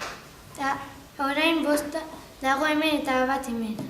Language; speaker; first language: Basque; non-native, learner; Spanish